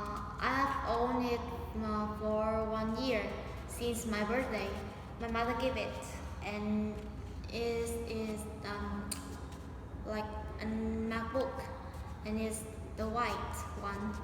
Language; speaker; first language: English; non-native, learner; Vietnamese